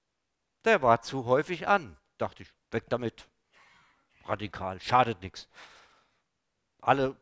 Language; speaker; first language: German; native; German